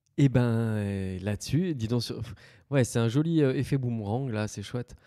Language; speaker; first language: French; native; French